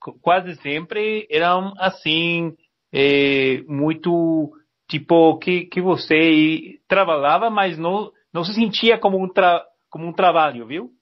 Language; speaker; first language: Portuguese; non-native, learner; Spanish